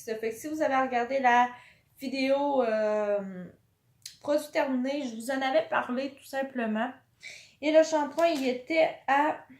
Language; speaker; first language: French; native; French